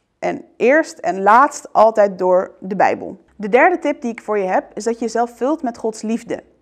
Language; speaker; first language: Dutch; early bilingual, other home language; Arabic